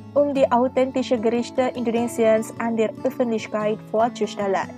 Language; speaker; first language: German; non-native, fluent; Indonesian